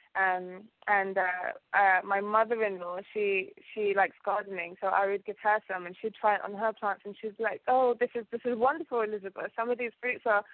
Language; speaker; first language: English; early bilingual, other home language; Ganda